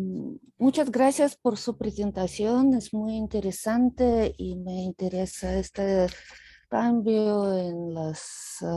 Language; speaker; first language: Spanish; non-native, learner; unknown